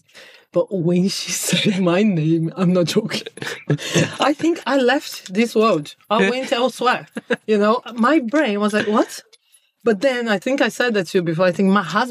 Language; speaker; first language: English; non-native, fluent; Portuguese